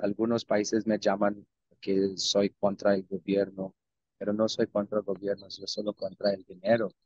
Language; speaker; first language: Spanish; non-native, learner; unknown